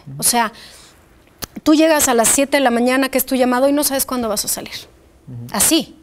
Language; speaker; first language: Spanish; early bilingual, other home language; Polish